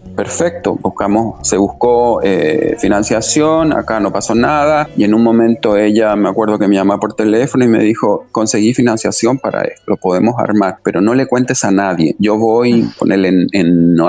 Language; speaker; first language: Spanish; native; Spanish